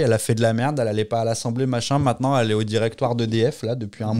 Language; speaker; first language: French; native; French